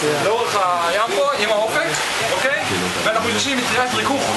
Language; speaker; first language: Hebrew; native; Hebrew